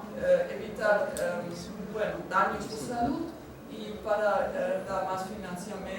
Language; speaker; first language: Spanish; non-native, fluent; German